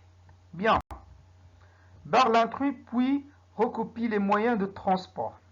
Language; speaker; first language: French; non-native, local second language; Arabic